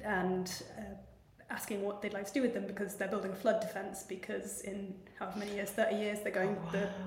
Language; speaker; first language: English; native; English